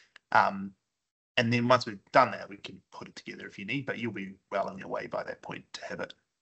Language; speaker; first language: English; native; English